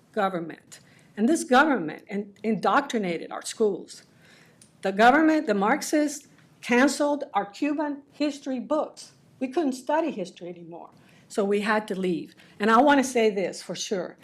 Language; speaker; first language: English; early bilingual, other home language; Spanish